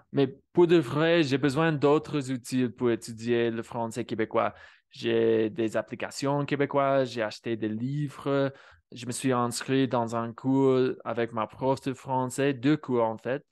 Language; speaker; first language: French; non-native, fluent; English